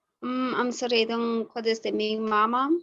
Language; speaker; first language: English; non-native, learner; Spanish